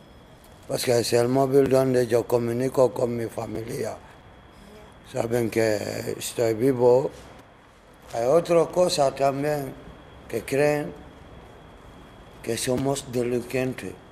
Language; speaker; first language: Spanish; non-native, learner; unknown